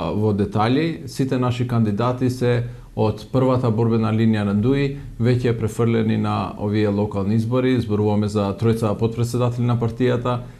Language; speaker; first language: Macedonian; non-native, local second language; Albanian